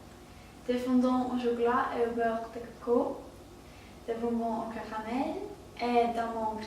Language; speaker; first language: French; non-native, learner; Swedish